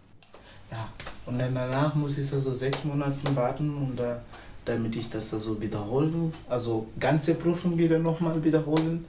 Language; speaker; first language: German; non-native, learner; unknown